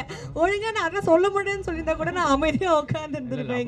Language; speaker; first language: Tamil; native; Tamil